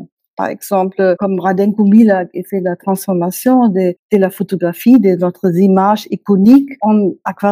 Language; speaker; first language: French; non-native, fluent; German